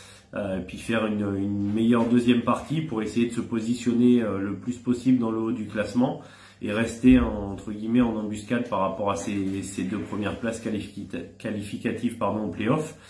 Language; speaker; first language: French; native; French